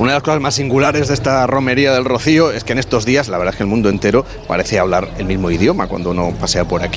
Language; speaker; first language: Spanish; native; Spanish